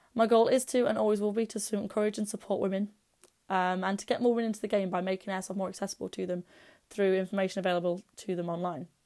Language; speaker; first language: English; native; English